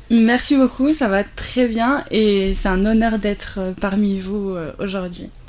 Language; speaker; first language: French; native; French